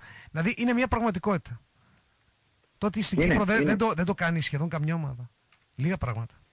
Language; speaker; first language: Greek; native; Greek